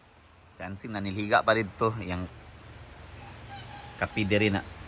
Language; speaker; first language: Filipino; non-native, local second language; Cebuano